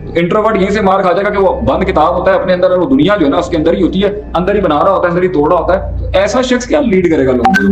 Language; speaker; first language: Urdu; non-native, local second language; Punjabi